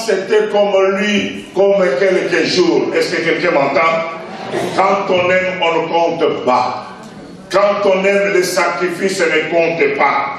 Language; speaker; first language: French; non-native, local second language; Lingala